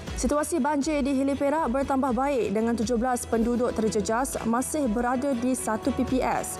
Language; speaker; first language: Malay; native; Malay